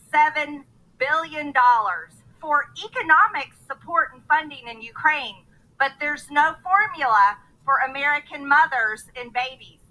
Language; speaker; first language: English; native; English